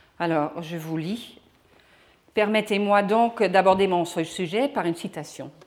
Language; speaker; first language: French; non-native, fluent; Dutch